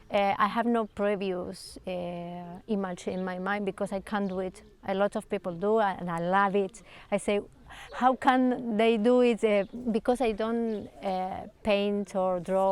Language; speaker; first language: English; non-native, learner; Spanish